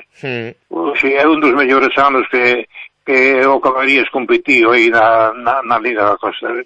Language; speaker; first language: Galician; native; Galician